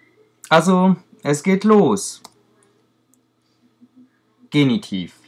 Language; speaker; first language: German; non-native, fluent; French